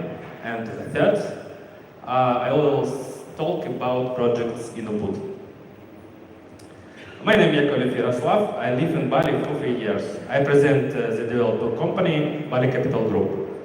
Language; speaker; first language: English; non-native, learner; Russian